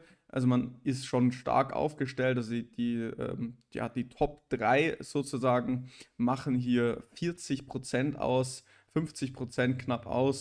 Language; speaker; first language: German; native; German